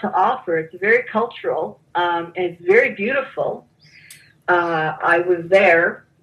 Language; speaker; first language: English; native; English